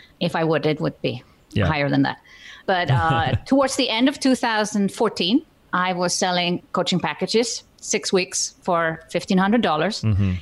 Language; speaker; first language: English; non-native, fluent; Icelandic